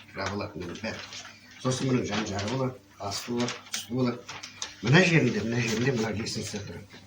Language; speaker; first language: Kazakh; native; Kazakh